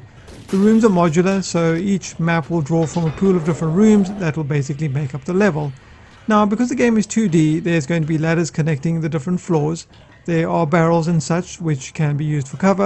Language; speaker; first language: English; native; English